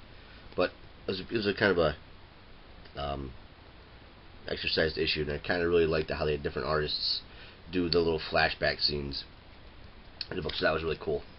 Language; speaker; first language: English; native; English